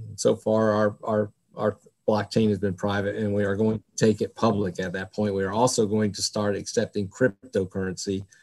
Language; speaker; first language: English; native; English